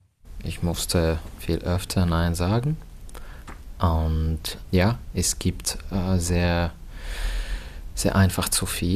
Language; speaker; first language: German; non-native, learner; Finnish